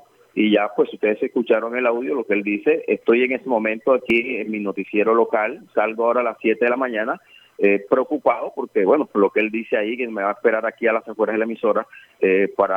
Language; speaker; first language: Spanish; native; Spanish